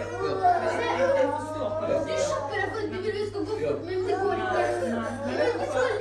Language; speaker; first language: Norwegian; non-native, learner; Somali